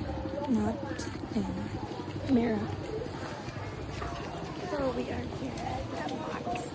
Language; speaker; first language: English; non-native, local second language; Cebuano